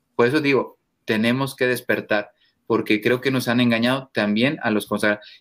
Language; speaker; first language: Spanish; native; Spanish